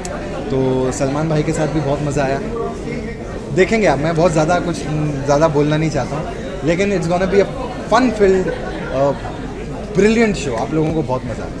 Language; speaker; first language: Hindi; native; Hindi